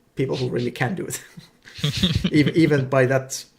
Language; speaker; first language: English; non-native, fluent; Finnish